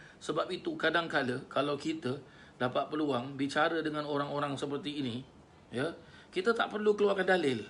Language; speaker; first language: Malay; native; Malay